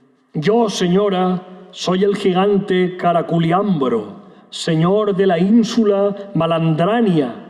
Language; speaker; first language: Spanish; native; Spanish